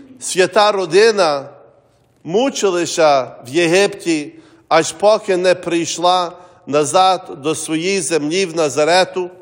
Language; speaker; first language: Ukrainian; early bilingual, heritage; Ukrainian